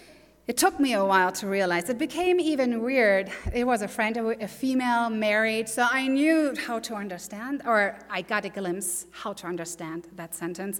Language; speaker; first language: English; non-native, fluent; German